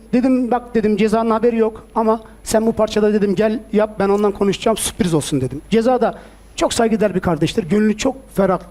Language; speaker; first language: Turkish; early bilingual, heritage; Turkish